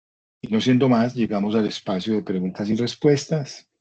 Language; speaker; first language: Spanish; native; Spanish